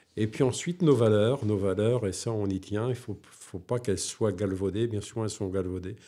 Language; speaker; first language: French; native; French